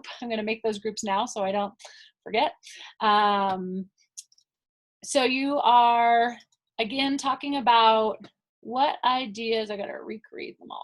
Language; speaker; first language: English; native; English